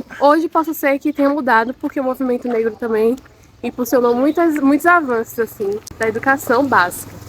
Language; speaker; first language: Portuguese; native; Portuguese